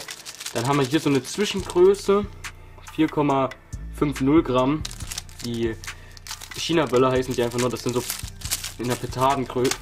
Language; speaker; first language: German; native; German